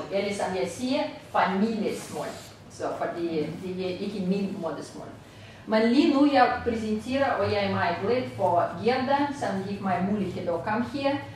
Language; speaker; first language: Danish; non-native, fluent; Russian